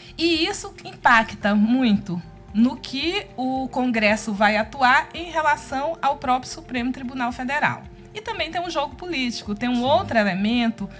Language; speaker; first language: Portuguese; native; Portuguese